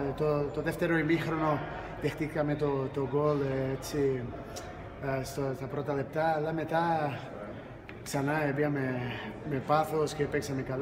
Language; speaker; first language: Greek; non-native, fluent; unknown